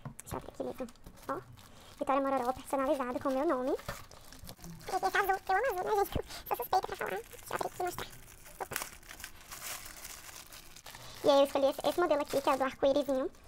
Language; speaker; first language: Portuguese; native; Portuguese